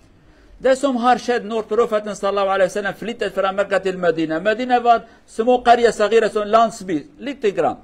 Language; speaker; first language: Norwegian; non-native, learner; Kurdish